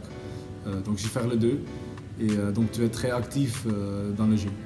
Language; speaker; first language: French; non-native, learner; Dutch